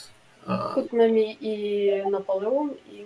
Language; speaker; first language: Czech; non-native, learner; Ukrainian